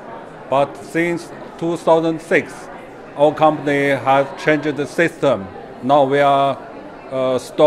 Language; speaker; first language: English; non-native, learner; Chinese